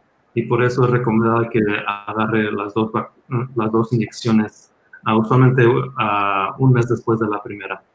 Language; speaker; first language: Spanish; early bilingual, other home language; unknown